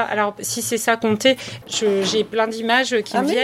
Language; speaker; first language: French; early bilingual, other home language; English